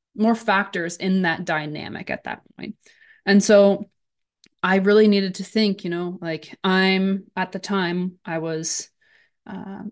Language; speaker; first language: English; native; English